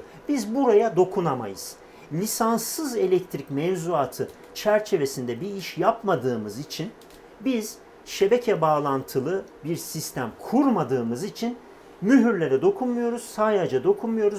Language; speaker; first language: Turkish; native; Turkish